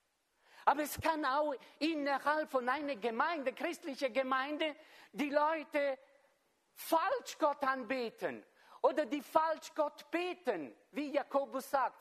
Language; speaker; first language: German; non-native, fluent; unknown